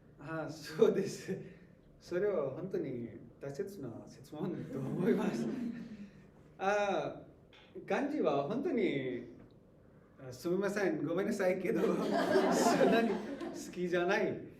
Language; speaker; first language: Japanese; non-native, learner; Hindi